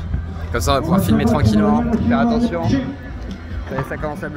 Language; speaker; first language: French; native; French